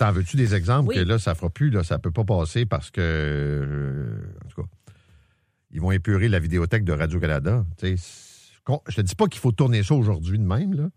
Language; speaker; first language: French; native; French